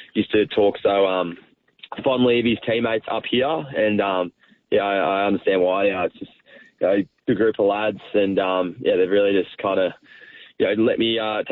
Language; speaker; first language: English; native; English